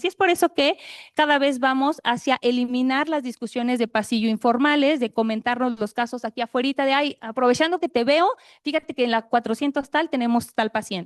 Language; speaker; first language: Spanish; native; Spanish